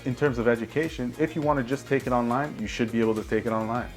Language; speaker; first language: English; native; English